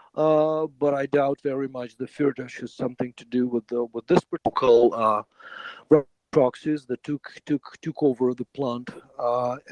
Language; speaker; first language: English; non-native, fluent; Ukrainian